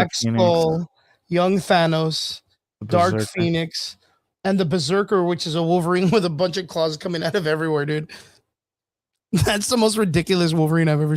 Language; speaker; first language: English; native; English